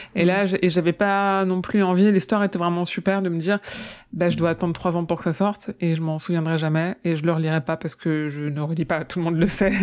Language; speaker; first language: French; native; French